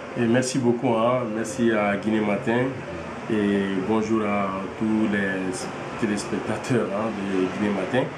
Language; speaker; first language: French; non-native, local second language; Fula